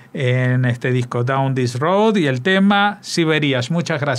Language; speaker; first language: Spanish; native; Spanish